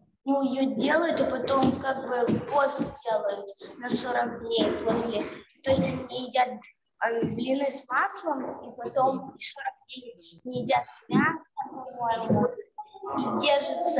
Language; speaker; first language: Russian; early bilingual, heritage; Russian